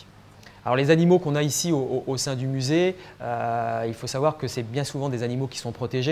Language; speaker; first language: French; native; French